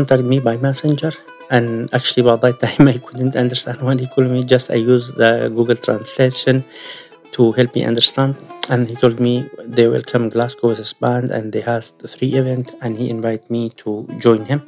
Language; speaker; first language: English; non-native, learner; Arabic